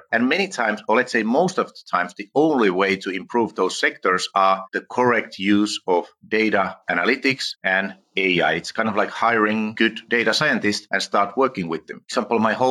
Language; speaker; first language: English; non-native, fluent; Finnish